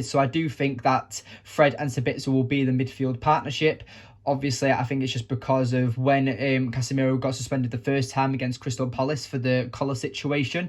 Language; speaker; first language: English; native; English